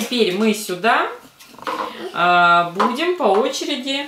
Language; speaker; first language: Russian; native; Russian